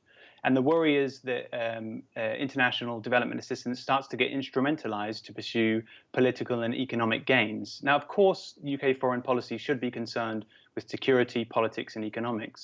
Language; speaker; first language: English; native; English